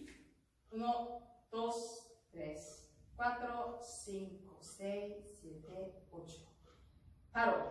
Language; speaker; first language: Spanish; non-native, learner; Korean